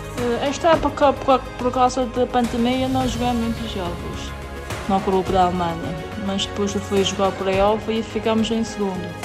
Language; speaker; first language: Portuguese; non-native, fluent; Chinese